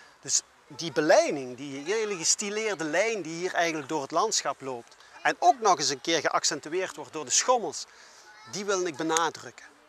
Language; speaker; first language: Dutch; native; Dutch